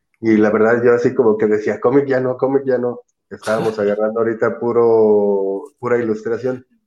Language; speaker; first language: Spanish; native; Spanish